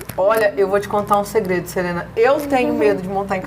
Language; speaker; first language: Portuguese; native; Portuguese